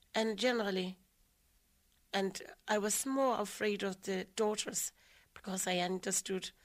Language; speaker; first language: English; non-native, local second language; Southern Sotho